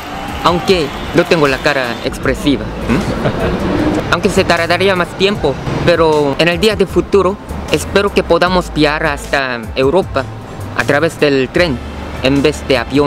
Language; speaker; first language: Spanish; non-native, fluent; Korean